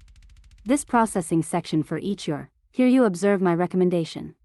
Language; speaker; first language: English; non-native, fluent; Russian